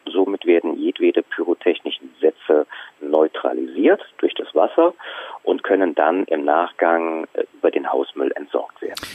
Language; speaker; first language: German; native; German